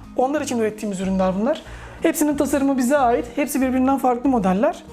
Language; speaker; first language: Turkish; native; Turkish